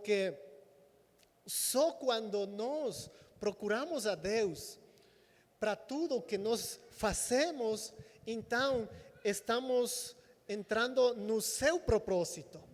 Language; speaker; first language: Portuguese; non-native, fluent; Spanish